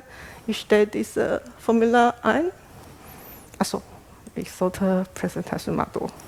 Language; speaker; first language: German; non-native, learner; Chinese